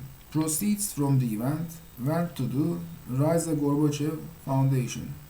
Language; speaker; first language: English; non-native, fluent; Turkish